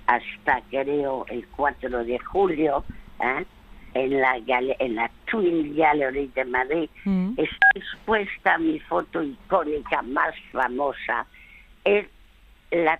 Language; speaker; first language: Spanish; early bilingual, other home language; French